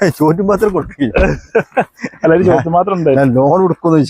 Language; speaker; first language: Malayalam; native; Malayalam